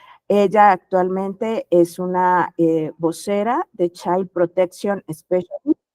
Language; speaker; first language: Spanish; native; Spanish